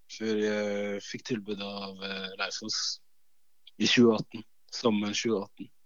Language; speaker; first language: Norwegian; early bilingual, other home language; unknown